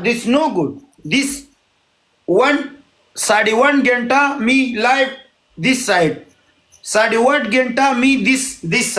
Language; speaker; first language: English; non-native, learner; Pashto